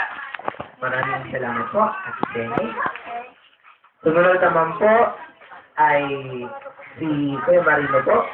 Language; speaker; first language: Filipino; native; Filipino